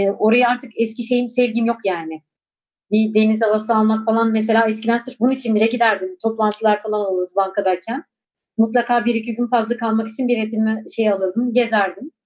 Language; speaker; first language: Turkish; non-native, local second language; Kurdish